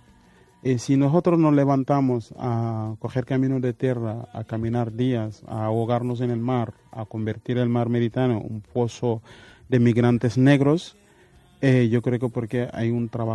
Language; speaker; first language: Spanish; non-native, fluent; Wolof